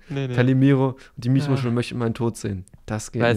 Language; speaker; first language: German; native; German